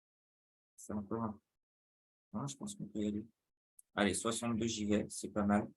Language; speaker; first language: French; native; French